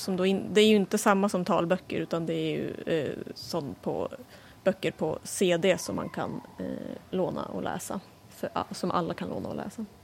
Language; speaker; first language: Swedish; native; Swedish